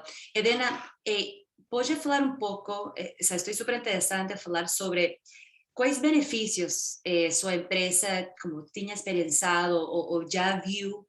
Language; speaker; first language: Portuguese; non-native, fluent; Spanish